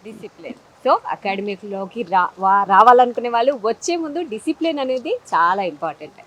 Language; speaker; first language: Telugu; native; Telugu